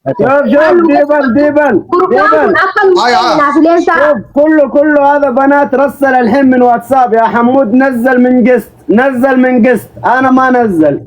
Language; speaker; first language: Arabic; non-native, learner; Oromo